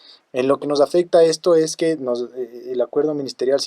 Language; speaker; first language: Spanish; native; Spanish